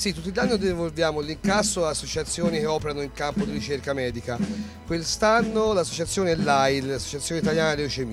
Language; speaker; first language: Italian; native; Italian